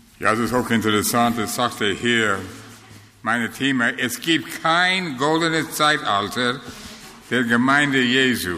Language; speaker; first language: German; non-native, fluent; English